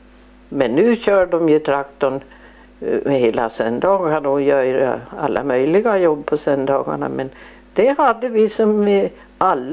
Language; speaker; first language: Swedish; native; Swedish